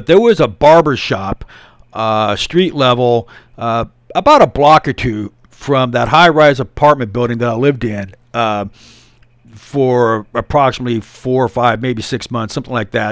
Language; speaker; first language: English; native; English